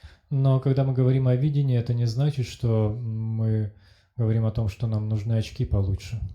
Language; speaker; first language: Russian; native; Russian